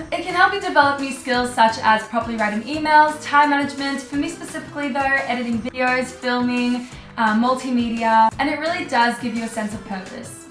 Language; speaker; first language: English; native; English